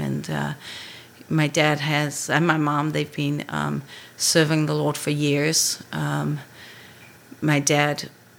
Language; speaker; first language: English; native; English